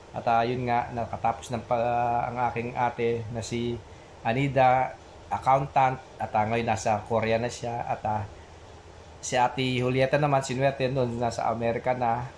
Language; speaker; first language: Filipino; non-native, local second language; Pampanga